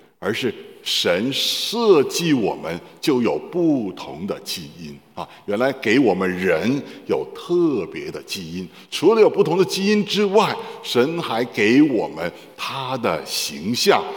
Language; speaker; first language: Chinese; native; Chinese